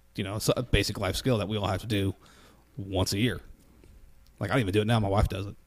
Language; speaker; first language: English; native; English